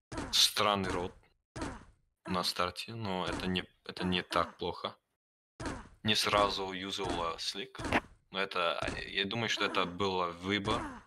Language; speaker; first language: Russian; non-native, learner; English